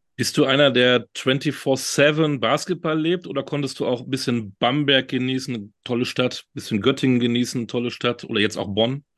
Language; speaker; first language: German; native; German